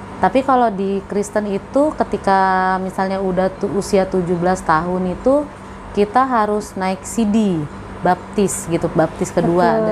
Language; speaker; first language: Indonesian; native; Indonesian